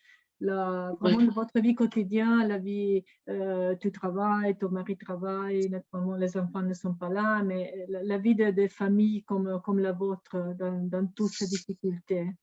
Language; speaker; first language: French; non-native, fluent; Italian